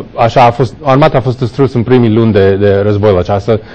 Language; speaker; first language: Romanian; non-native, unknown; English